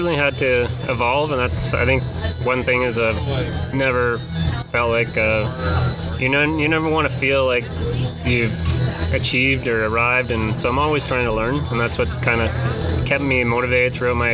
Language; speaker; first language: English; native; English